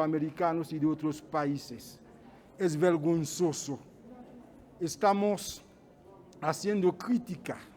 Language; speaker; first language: Spanish; non-native, fluent; Haitian Creole